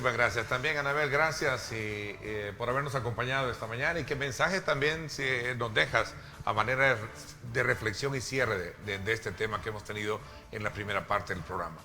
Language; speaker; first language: Spanish; native; Spanish